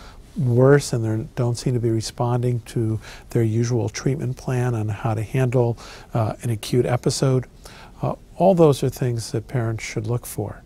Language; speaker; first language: English; native; English